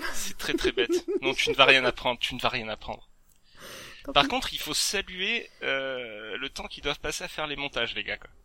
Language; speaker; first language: French; native; French